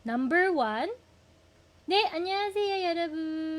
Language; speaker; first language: Korean; non-native, fluent; Filipino